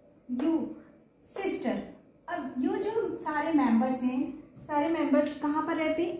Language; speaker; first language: Hindi; native; Hindi